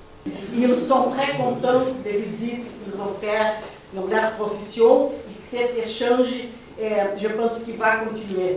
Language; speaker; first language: French; non-native, fluent; Portuguese